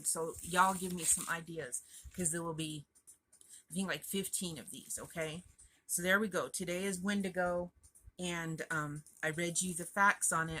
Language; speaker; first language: English; native; English